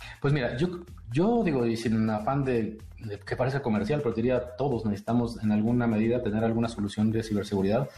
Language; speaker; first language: Spanish; native; Spanish